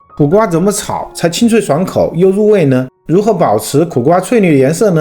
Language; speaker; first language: Chinese; native; Chinese